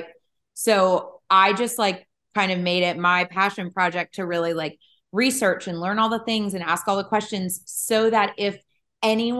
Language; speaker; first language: English; native; English